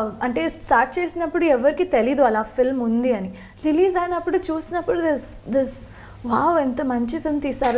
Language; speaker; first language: Telugu; non-native, local second language; Kannada